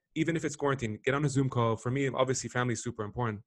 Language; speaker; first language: English; non-native, fluent; Arabic